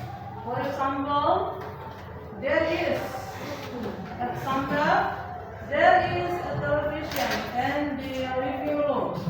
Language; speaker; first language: English; non-native, learner; Indonesian